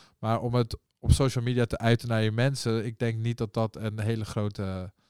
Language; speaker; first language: Dutch; early bilingual, other home language; Persian